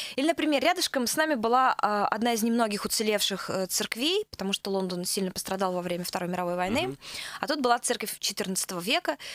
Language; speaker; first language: Russian; native; Russian